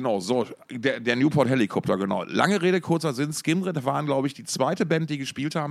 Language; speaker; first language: German; native; German